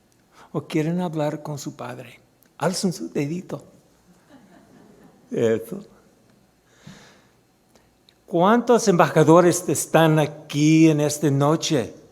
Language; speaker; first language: Spanish; non-native, fluent; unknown